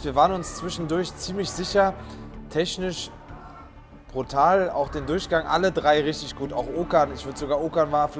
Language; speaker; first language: German; native; German